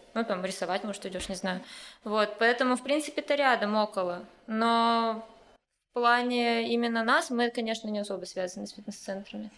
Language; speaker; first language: Russian; native; Russian